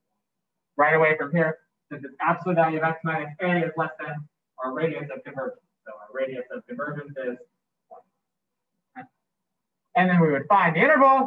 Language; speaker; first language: English; native; English